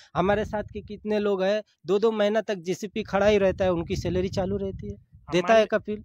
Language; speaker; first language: Hindi; native; Hindi